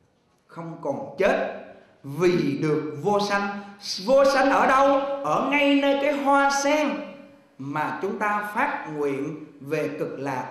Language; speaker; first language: Vietnamese; native; Vietnamese